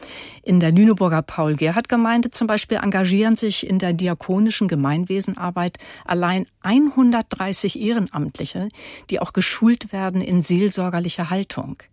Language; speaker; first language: German; native; German